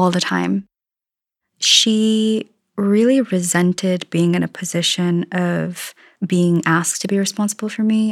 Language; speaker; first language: English; native; English